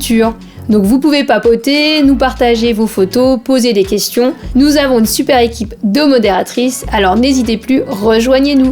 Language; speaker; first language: French; native; French